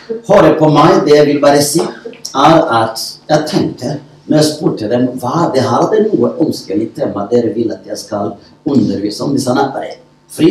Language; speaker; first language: Norwegian; non-native, fluent; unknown